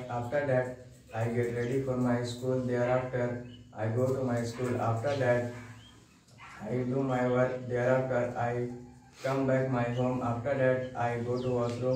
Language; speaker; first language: English; non-native, learner; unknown